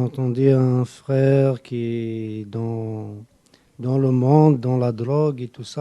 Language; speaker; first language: French; non-native, local second language; Arabic